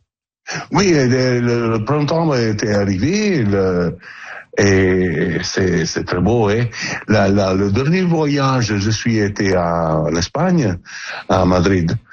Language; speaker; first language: French; non-native, learner; Italian